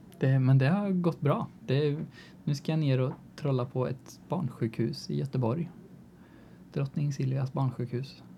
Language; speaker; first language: Swedish; native; Swedish